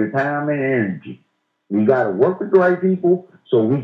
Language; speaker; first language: English; native; English